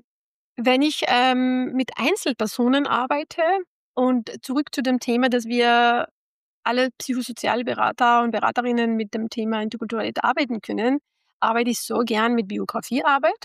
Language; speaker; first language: German; non-native, fluent; Arabic